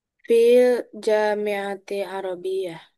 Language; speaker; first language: Arabic; non-native, learner; Indonesian